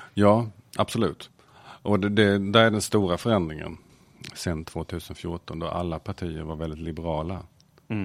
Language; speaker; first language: Swedish; native; Swedish